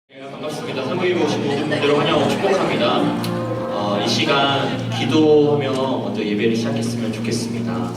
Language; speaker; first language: Korean; native; Korean